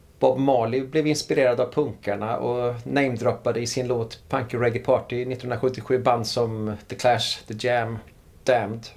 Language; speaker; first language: Swedish; native; Swedish